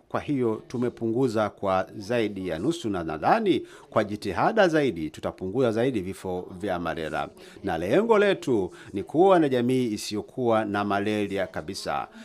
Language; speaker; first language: Swahili; native; Swahili